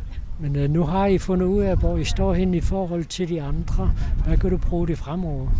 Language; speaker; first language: Danish; non-native, local second language; Kalaallisut